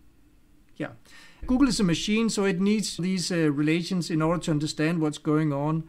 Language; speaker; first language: English; non-native, fluent; Danish